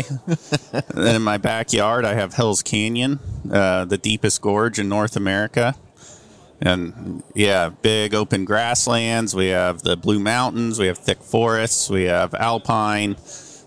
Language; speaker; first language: English; native; English